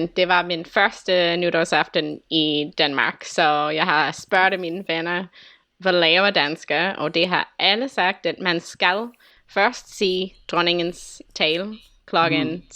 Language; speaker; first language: Danish; non-native, fluent; English